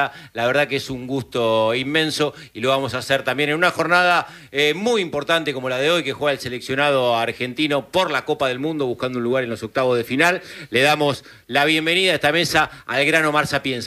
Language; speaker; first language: Spanish; native; Spanish